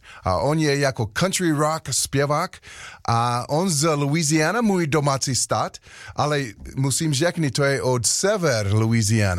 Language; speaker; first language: Czech; non-native, learner; English